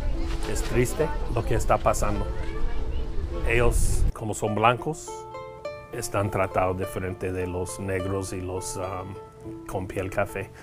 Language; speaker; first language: Spanish; non-native, fluent; English